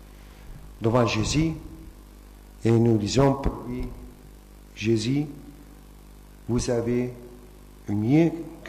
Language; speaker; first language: French; non-native, fluent; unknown